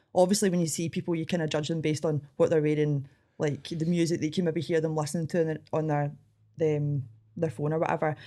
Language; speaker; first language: English; native; English